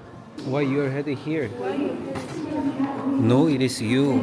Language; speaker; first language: English; non-native, learner; Korean